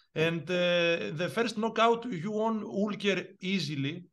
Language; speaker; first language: English; non-native, fluent; Greek